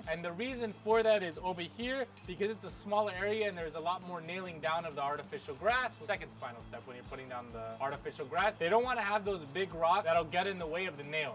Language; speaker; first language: English; native; English